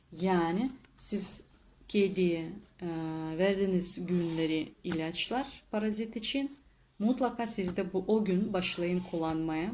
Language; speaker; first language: Turkish; non-native, learner; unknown